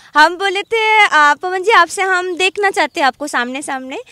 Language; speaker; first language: Hindi; non-native, local second language; Bangla